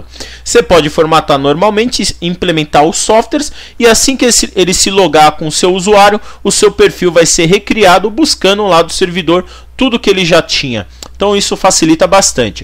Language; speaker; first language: Portuguese; native; Portuguese